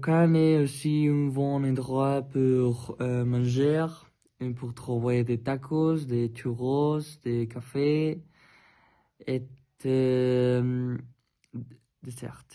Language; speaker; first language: French; non-native, learner; Spanish